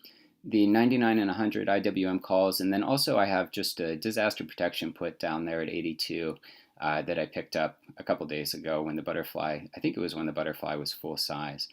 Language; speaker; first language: English; native; English